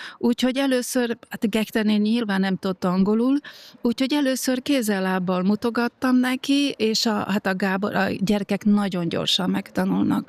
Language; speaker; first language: Hungarian; native; Hungarian